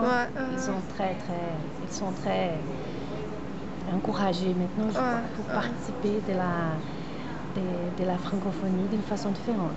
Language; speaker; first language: French; non-native, fluent; Portuguese